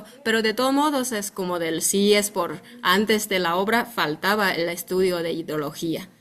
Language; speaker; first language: Spanish; non-native, fluent; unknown